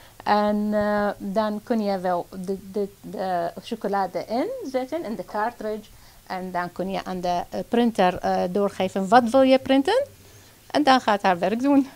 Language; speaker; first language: Dutch; non-native, fluent; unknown